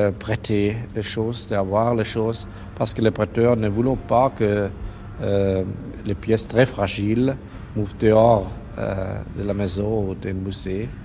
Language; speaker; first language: French; non-native, learner; German